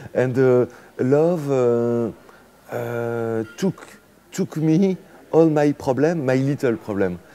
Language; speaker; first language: English; non-native, fluent; French